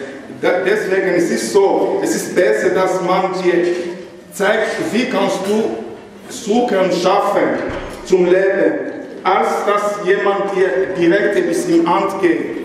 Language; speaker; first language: German; non-native, learner; Lingala